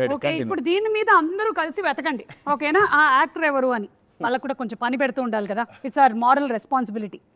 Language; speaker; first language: Telugu; non-native, local second language; Malayalam